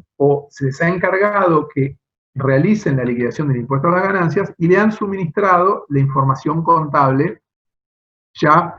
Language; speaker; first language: Spanish; native; Spanish